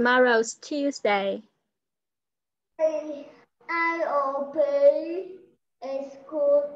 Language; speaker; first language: English; non-native, learner; Vietnamese